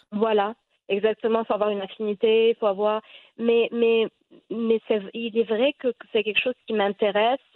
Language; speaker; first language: French; non-native, local second language; Arabic